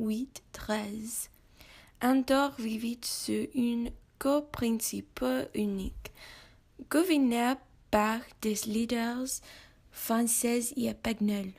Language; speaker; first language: French; non-native, learner; English